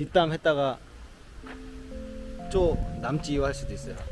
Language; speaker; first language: Korean; native; Korean